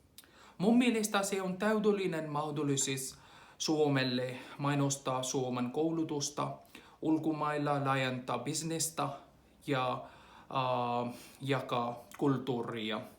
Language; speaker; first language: Finnish; non-native, fluent; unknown